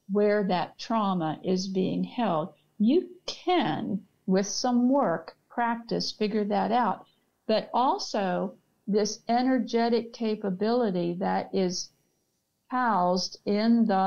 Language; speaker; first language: English; native; English